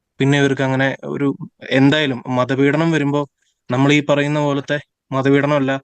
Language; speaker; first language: Malayalam; native; Malayalam